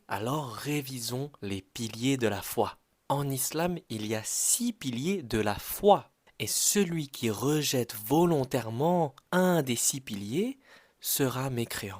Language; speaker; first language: French; native; French